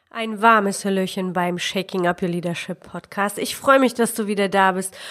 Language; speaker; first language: German; early bilingual, other home language; Polish